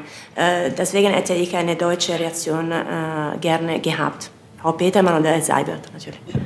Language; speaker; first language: German; non-native, fluent; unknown